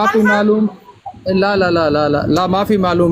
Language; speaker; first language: Arabic; non-native, learner; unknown